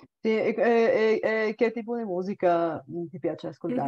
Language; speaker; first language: Italian; non-native, learner; Bulgarian